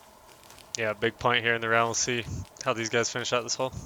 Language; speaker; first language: English; native; English